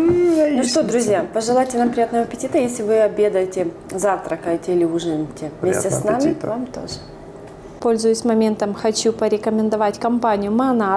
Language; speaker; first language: Russian; native; Russian